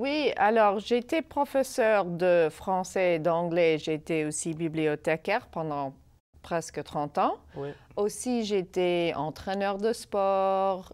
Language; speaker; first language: French; non-native, fluent; English